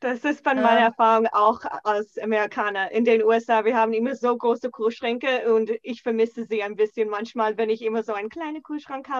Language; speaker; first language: German; non-native, fluent; English